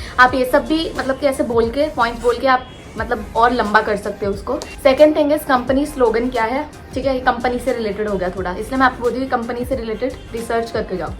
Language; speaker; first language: Hindi; native; Hindi